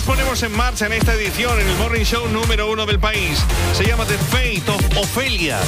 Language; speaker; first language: Spanish; native; Spanish